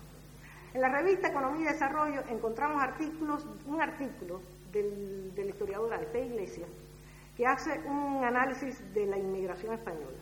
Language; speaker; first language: Spanish; native; Spanish